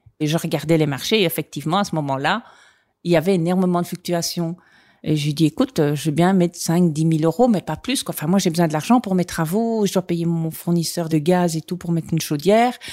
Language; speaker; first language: French; native; French